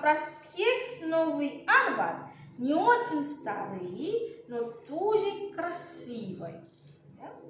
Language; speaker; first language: Russian; non-native, learner; Indonesian